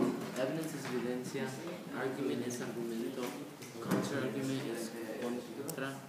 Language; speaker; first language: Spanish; early bilingual, heritage; Spanish